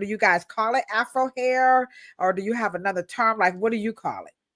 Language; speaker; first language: English; native; English